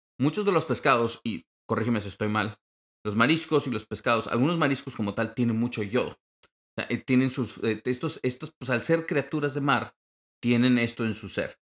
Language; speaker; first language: Spanish; native; Spanish